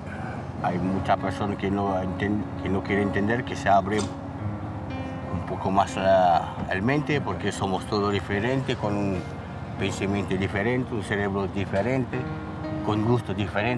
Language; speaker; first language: Spanish; non-native, learner; French